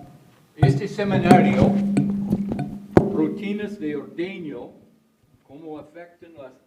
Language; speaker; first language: Spanish; non-native, fluent; English